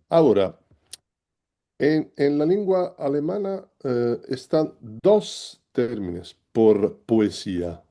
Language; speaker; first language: Spanish; non-native, learner; Italian